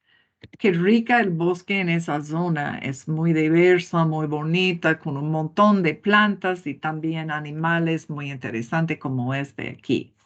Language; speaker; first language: Spanish; non-native, fluent; English